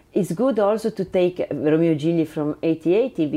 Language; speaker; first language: English; non-native, learner; Italian